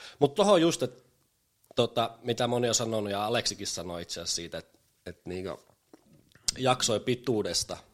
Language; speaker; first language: Finnish; native; Finnish